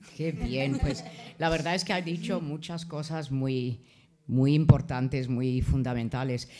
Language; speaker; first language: Spanish; non-native, fluent; English